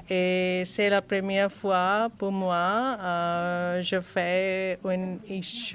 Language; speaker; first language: French; non-native, learner; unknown